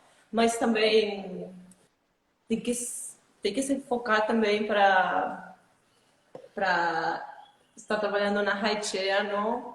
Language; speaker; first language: Portuguese; non-native, fluent; Spanish